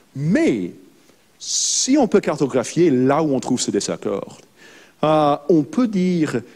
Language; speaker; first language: French; non-native, fluent; English